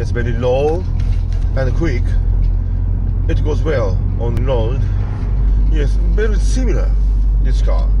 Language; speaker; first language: English; non-native, learner; Japanese